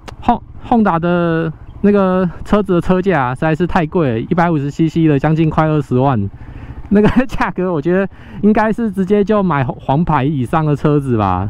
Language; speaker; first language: Chinese; native; Chinese